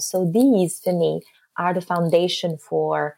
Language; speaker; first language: English; non-native, fluent; Arabic